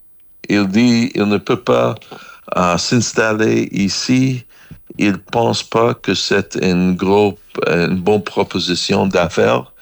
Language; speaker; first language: French; non-native, learner; English